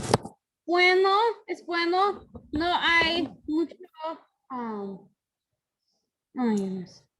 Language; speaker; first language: Spanish; non-native, learner; English